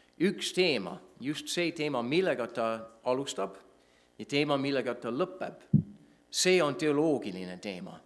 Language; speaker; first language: Estonian; non-native, fluent; English